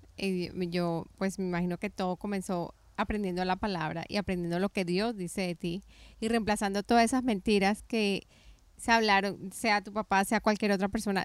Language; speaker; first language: Spanish; native; Spanish